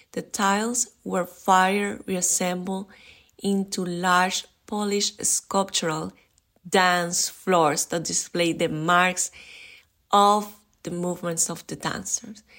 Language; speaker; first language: English; non-native, fluent; Spanish